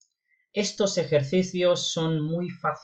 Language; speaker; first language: Spanish; non-native, fluent; Urdu